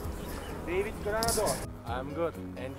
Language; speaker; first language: English; non-native, learner; Turkish